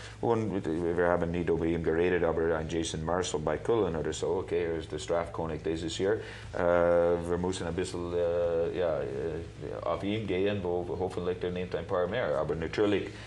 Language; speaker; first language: German; non-native, learner; English